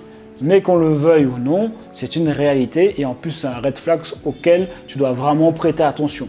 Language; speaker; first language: French; native; French